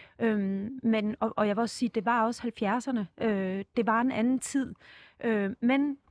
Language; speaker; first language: Danish; native; Danish